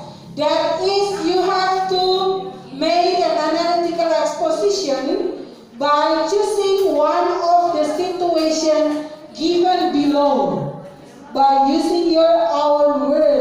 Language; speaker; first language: English; non-native, fluent; Indonesian